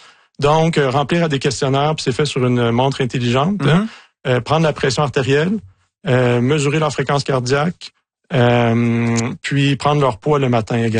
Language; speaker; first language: French; native; French